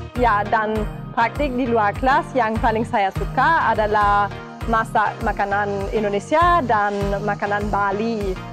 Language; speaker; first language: Indonesian; non-native, learner; German